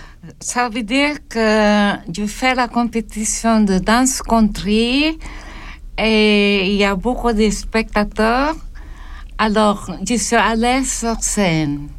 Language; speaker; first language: French; non-native, learner; Filipino